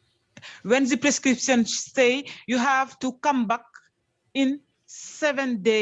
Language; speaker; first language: English; non-native, learner; French